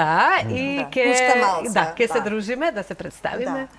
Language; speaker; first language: Macedonian; native; Macedonian